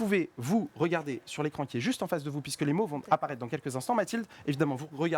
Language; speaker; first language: French; native; French